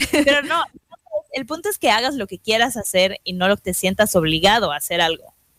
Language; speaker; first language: Spanish; native; Spanish